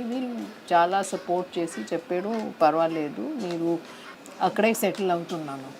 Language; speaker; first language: Telugu; non-native, fluent; Hindi